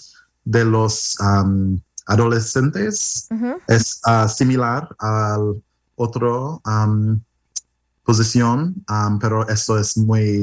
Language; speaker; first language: Spanish; non-native, learner; English